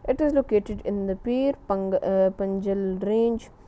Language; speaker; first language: English; non-native, local second language; Urdu